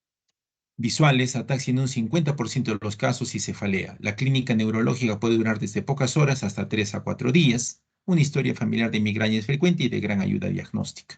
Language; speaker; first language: Spanish; native; Spanish